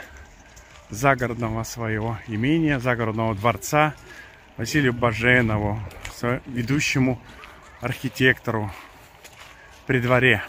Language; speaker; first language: Russian; native; Russian